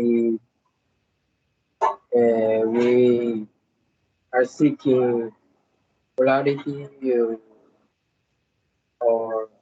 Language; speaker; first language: English; non-native, learner; Spanish